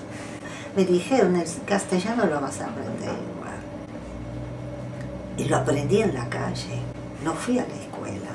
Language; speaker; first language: Spanish; non-native, fluent; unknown